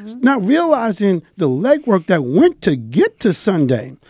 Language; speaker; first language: English; native; English